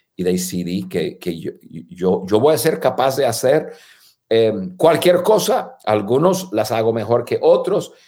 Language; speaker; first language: Spanish; non-native, fluent; English